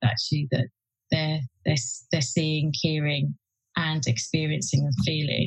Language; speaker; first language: English; native; English